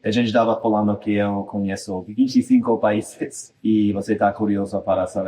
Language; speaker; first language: Portuguese; non-native, fluent; English